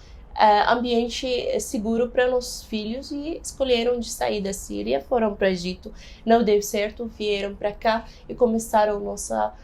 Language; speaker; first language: Portuguese; non-native, fluent; Arabic